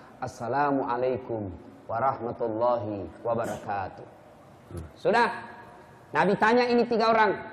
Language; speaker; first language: Indonesian; non-native, local second language; Buginese